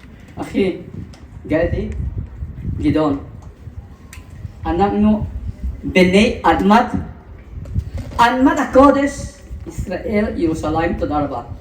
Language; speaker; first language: Hebrew; non-native, fluent; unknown